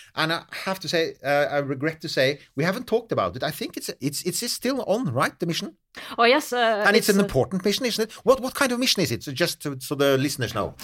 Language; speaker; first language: English; non-native, fluent; French